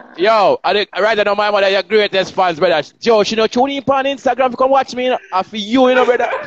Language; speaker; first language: English; non-native, local second language; Jamaican Creole English